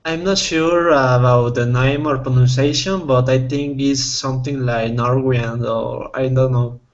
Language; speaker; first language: English; non-native, fluent; Spanish